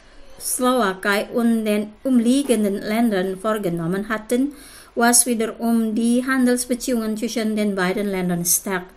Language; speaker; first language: German; non-native, fluent; Indonesian